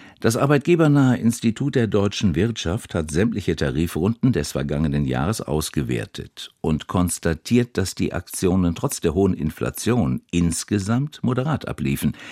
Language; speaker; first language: German; native; German